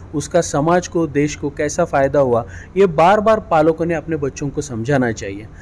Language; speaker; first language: Hindi; non-native, local second language; Marathi